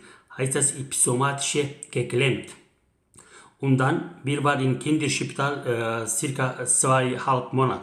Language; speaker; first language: German; non-native, learner; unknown